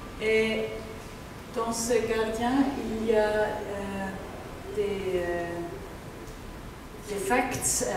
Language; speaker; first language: French; non-native, learner; German